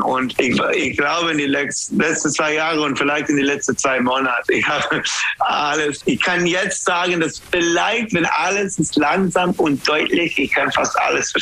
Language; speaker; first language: German; non-native, learner; English